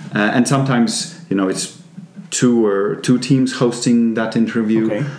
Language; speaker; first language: English; non-native, fluent; Polish